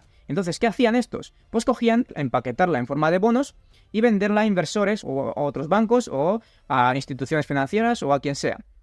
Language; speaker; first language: Spanish; native; Spanish